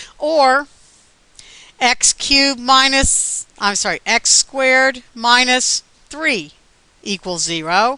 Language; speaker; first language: English; native; English